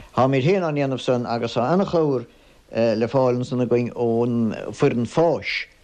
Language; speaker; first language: Irish; native; Irish